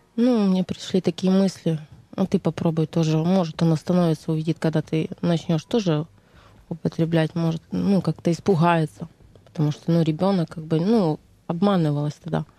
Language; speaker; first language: Russian; native; Russian